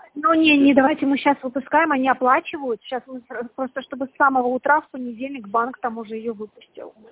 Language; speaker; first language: Russian; native; Russian